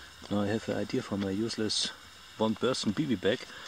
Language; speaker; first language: English; non-native, fluent; German